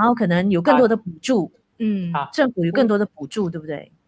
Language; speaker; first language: Chinese; native; Chinese